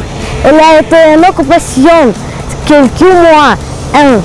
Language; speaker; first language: French; non-native, learner; Russian